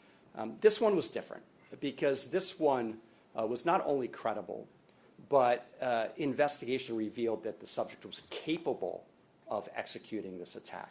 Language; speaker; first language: English; native; English